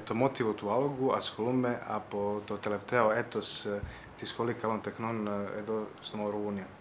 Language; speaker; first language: Greek; non-native, fluent; Serbian